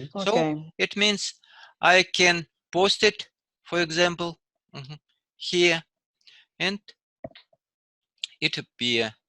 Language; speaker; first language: English; non-native, learner; Russian